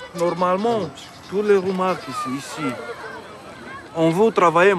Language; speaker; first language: French; non-native, learner; Romanian